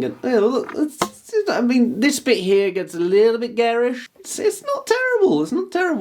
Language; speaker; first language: English; native; English